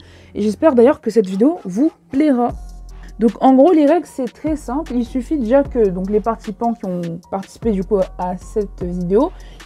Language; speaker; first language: French; native; French